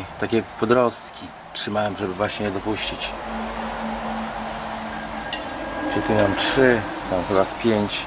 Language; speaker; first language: Polish; native; Polish